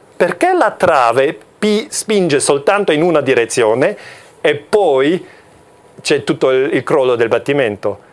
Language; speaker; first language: Italian; non-native, local second language; German